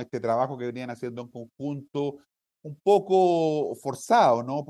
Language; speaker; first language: Spanish; native; Spanish